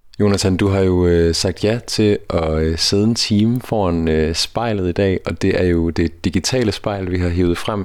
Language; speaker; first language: Danish; native; Danish